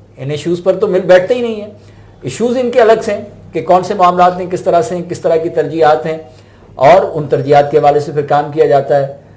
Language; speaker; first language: Urdu; non-native, local second language; Sindhi